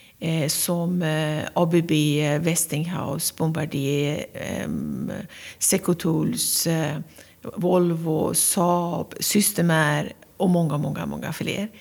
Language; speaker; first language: Swedish; non-native, fluent; Persian